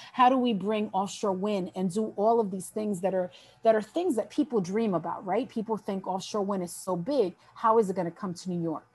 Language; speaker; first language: English; early bilingual, other home language; Spanish